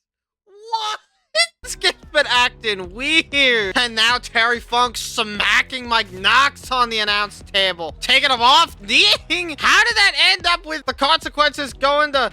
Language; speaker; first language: English; native; English